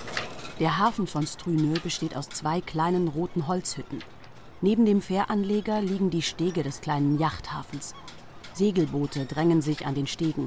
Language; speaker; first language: German; native; German